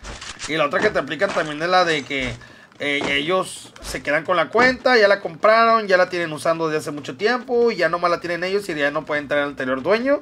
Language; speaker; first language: Spanish; native; Spanish